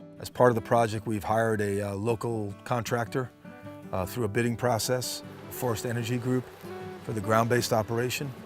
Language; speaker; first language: English; native; English